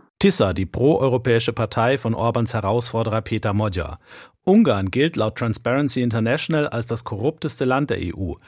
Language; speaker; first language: German; native; German